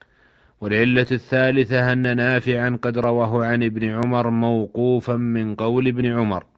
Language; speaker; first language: Arabic; native; Arabic